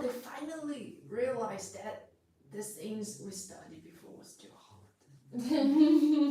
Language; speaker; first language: English; non-native, fluent; Chinese